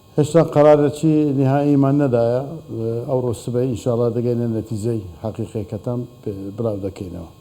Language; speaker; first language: Central Kurdish; non-native, local second language; Turkish